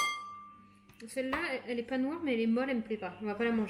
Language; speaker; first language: French; native; French